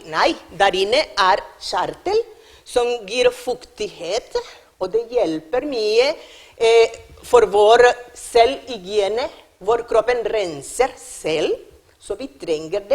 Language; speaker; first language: Norwegian; non-native, learner; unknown